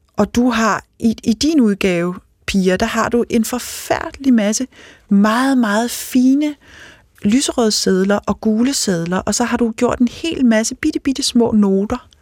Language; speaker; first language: Danish; native; Danish